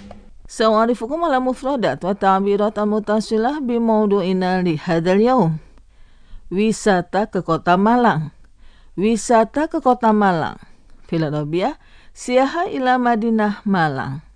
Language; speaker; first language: Arabic; non-native, fluent; Indonesian